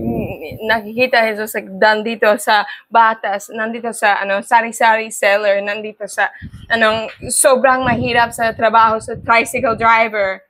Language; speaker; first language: Filipino; non-native, learner; English